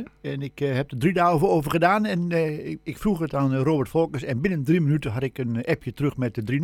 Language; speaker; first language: Dutch; native; Dutch